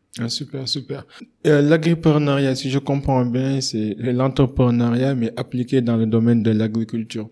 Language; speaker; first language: French; non-native, local second language; Wolof